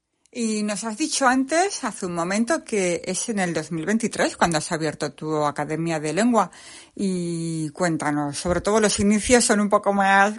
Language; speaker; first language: Spanish; native; Spanish